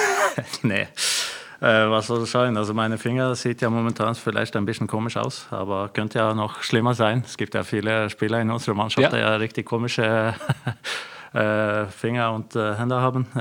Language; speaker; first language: German; non-native, fluent; Norwegian